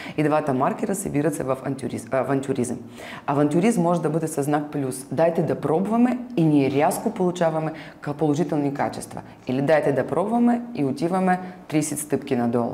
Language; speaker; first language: Bulgarian; non-native, fluent; Ukrainian